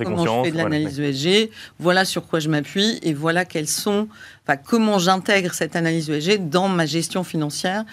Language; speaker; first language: French; native; French